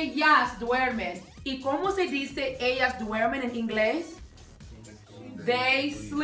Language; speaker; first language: Spanish; non-native, fluent; English